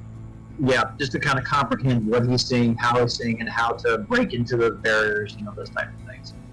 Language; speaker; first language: English; native; English